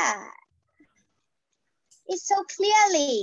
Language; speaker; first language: English; non-native, learner; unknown